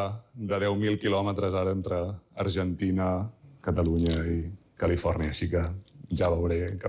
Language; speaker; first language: Catalan; native; Catalan